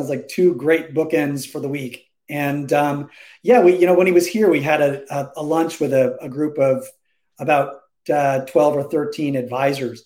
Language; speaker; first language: English; native; English